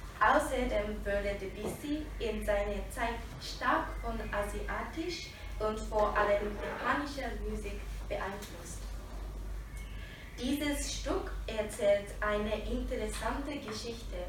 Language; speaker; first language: German; non-native, fluent; Japanese